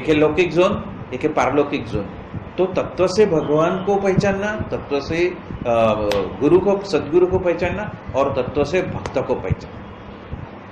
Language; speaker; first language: Hindi; non-native, local second language; Gujarati